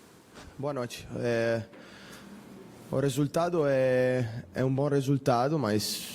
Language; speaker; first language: Portuguese; non-native, fluent; Spanish